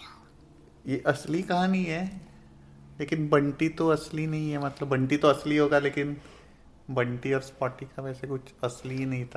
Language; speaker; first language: Hindi; native; Hindi